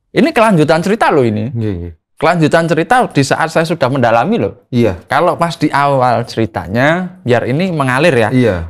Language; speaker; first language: Indonesian; native; Indonesian